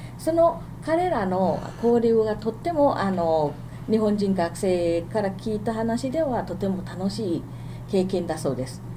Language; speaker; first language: Japanese; non-native, fluent; Thai